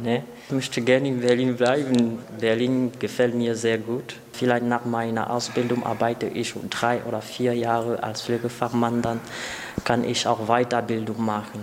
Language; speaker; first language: German; non-native, learner; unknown